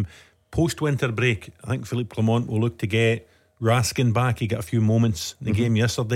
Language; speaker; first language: English; native; English